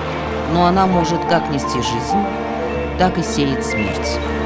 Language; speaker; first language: Russian; native; Russian